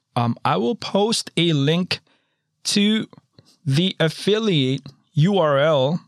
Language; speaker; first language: English; non-native, local second language; Filipino